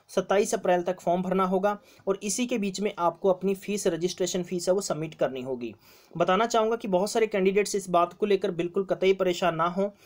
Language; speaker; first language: Hindi; non-native, local second language; Punjabi